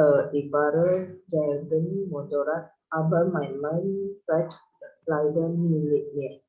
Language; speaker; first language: German; non-native, learner; Indonesian